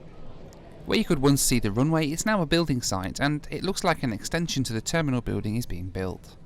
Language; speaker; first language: English; native; English